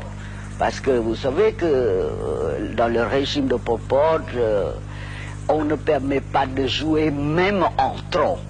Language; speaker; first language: French; non-native, local second language; Khmer